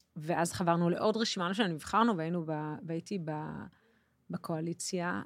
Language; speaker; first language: Hebrew; early bilingual, other home language; English